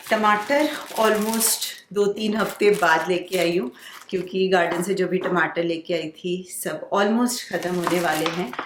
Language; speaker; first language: Hindi; native; Hindi